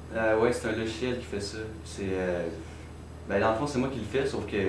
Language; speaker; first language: French; native; French